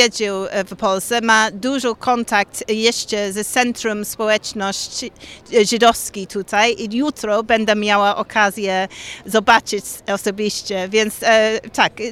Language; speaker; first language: Polish; non-native, learner; English